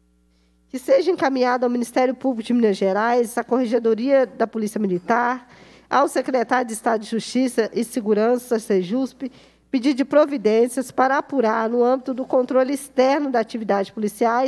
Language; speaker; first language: Portuguese; native; Portuguese